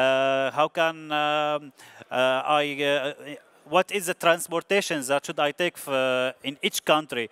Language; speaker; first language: English; non-native, learner; Arabic